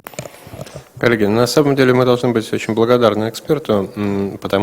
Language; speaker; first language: Russian; native; Russian